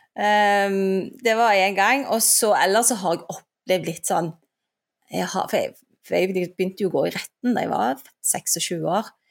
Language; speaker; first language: Norwegian; early bilingual, other home language; Turkish